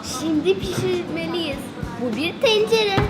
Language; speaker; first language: Turkish; non-native, learner; English